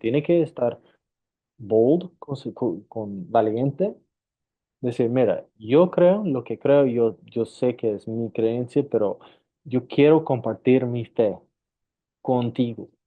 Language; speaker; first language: Spanish; non-native, fluent; English